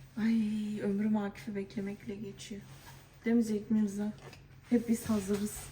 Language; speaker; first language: Turkish; early bilingual, heritage; Turkish